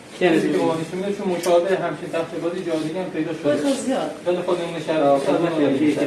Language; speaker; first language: Persian; native; Persian